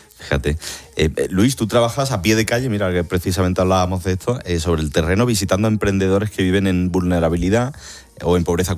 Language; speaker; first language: Spanish; native; Spanish